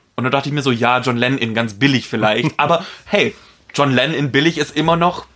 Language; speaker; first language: German; non-native, fluent; Polish